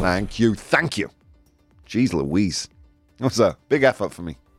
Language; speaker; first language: English; native; English